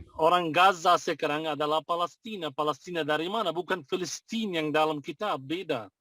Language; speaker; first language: Indonesian; non-native, fluent; Arabic